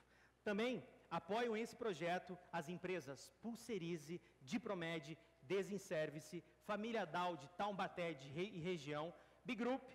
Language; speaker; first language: Portuguese; native; Portuguese